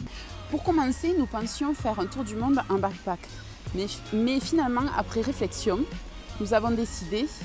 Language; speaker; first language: French; native; French